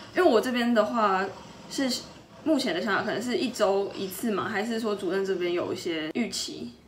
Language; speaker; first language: Chinese; early bilingual, heritage; Chinese